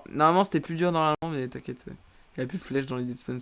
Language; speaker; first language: French; native; French